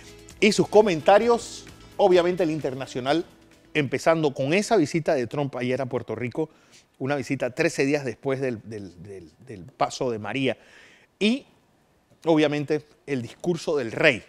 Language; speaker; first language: Spanish; native; Spanish